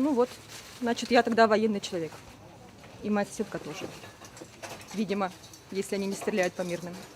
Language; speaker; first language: Russian; native; Russian